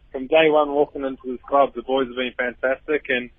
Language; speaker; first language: English; native; English